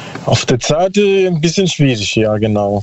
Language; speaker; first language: German; non-native, learner; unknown